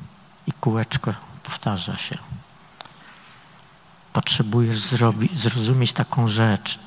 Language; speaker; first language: Polish; native; Polish